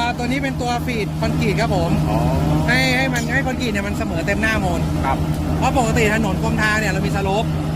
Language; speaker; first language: Thai; native; Thai